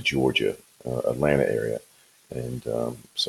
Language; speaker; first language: English; native; English